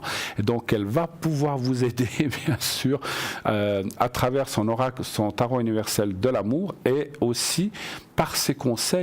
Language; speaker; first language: French; native; French